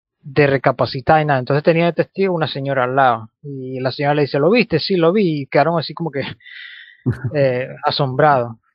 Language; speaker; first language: Spanish; native; Spanish